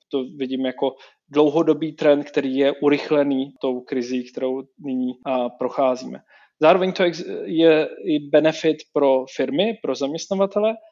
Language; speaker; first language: Czech; native; Czech